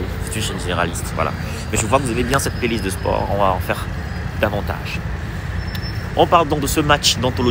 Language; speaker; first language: French; native; French